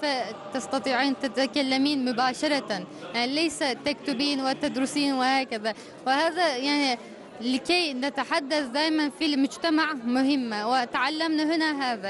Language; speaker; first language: Arabic; non-native, learner; Turkish